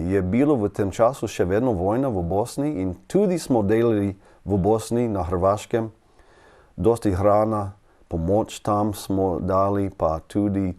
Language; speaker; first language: Slovenian; non-native, learner; English